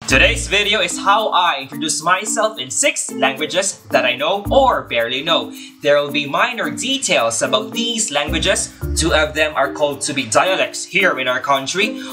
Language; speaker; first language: English; non-native, local second language; Waray